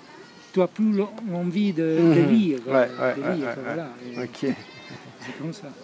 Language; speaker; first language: French; non-native, fluent; Italian